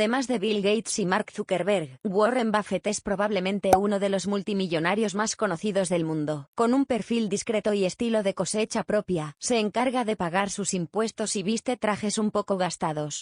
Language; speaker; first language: Spanish; native; Spanish